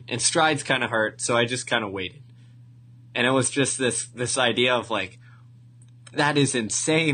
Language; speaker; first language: English; native; English